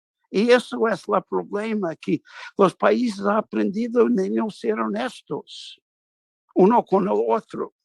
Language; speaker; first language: Spanish; non-native, fluent; English